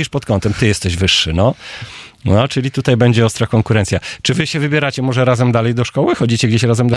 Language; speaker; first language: Polish; native; Polish